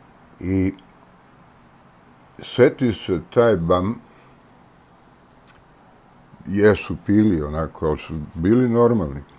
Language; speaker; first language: Serbian; native; Serbian